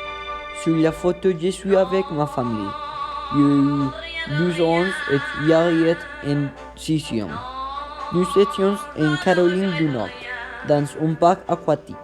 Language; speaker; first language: French; non-native, learner; Spanish